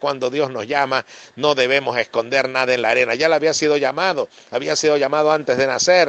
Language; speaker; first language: Spanish; native; Spanish